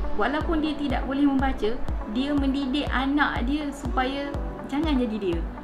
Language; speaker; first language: Malay; native; Malay